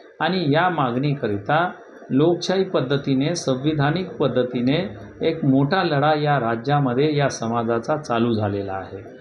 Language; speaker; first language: Marathi; non-native, local second language; Lambadi